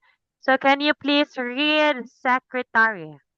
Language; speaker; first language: English; non-native, fluent; Cebuano